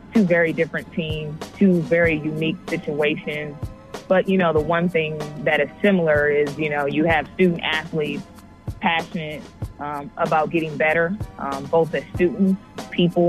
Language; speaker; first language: English; native; English